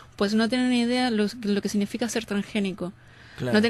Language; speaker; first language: Spanish; native; Spanish